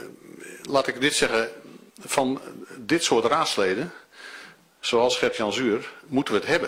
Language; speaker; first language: Dutch; native; Dutch